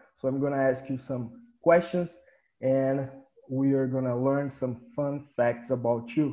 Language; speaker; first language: English; non-native, fluent; Portuguese